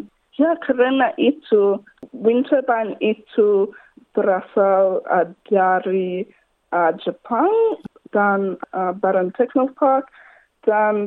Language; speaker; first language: Indonesian; non-native, learner; English